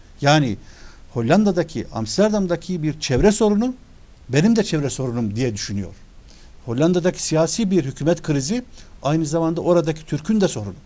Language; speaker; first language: Turkish; early bilingual, other home language; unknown